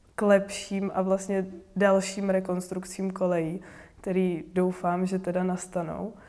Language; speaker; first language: Czech; native; Czech